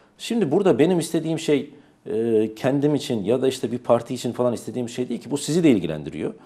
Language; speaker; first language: Turkish; native; Turkish